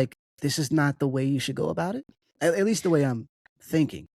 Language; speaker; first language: English; native; English